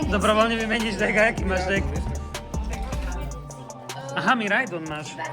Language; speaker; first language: Slovak; native; Slovak